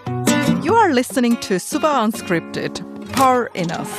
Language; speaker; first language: English; non-native, fluent; Tamil